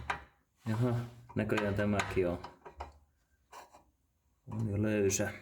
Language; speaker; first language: Finnish; native; Finnish